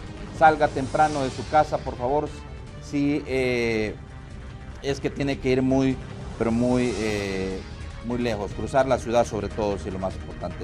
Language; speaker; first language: Spanish; native; Spanish